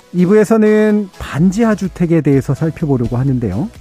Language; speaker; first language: Korean; native; Korean